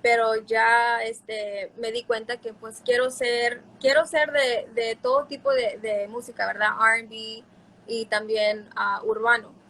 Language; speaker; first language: Spanish; early bilingual, heritage; Spanish